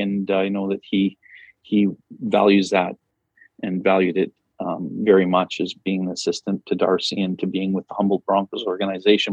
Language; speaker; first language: English; native; English